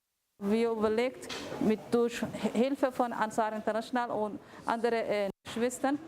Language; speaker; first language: German; non-native, fluent; Somali